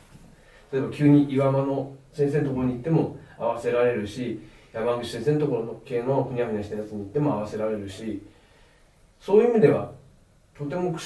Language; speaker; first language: Japanese; native; Japanese